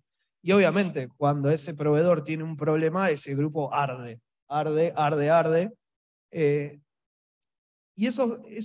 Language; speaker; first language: Spanish; native; Spanish